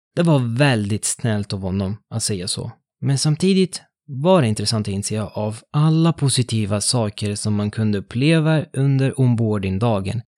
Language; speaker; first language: Swedish; non-native, fluent; Italian